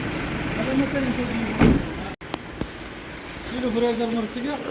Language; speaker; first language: Arabic; non-native, learner; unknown